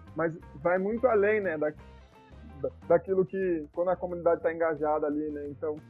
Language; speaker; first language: Portuguese; native; Portuguese